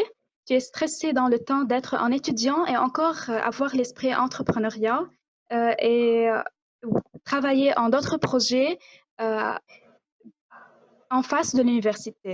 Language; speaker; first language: French; non-native, local second language; Arabic